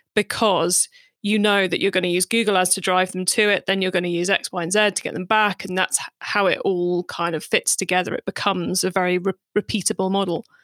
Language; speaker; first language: English; native; English